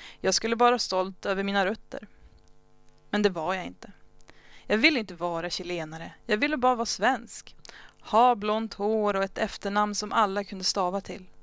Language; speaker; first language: Swedish; early bilingual, other home language; Spanish